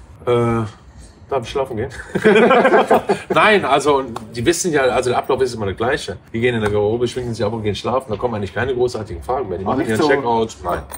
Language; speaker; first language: German; native; German